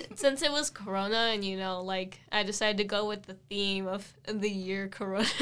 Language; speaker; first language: English; native; English